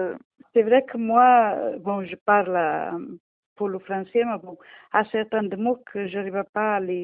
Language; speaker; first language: French; non-native, learner; Portuguese